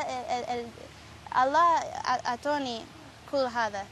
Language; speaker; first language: Arabic; non-native, learner; Spanish